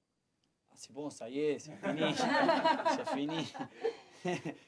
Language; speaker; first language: French; non-native, learner; Spanish